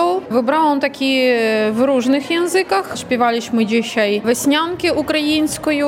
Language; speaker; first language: Polish; non-native, learner; Ukrainian